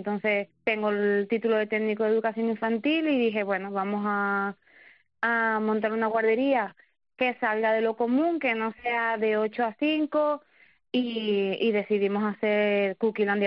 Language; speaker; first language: Spanish; native; Spanish